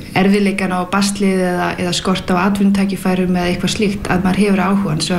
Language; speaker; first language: Icelandic; early bilingual, heritage; Icelandic